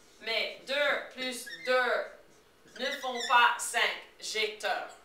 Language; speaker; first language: French; non-native, fluent; English